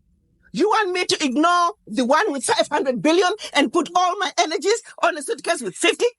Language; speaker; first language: English; non-native, local second language; Shona